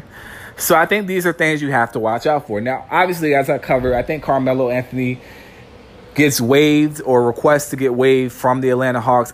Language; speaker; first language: English; native; English